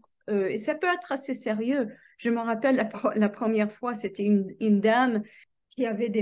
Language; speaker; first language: French; non-native, fluent; English